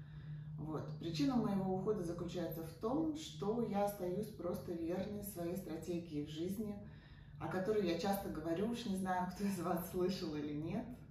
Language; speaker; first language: Russian; native; Russian